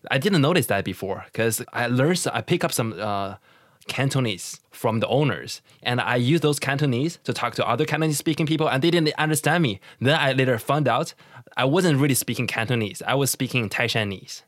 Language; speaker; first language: English; non-native, fluent; Chinese